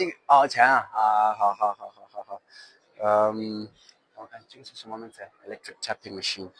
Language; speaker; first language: Chinese; non-native, learner; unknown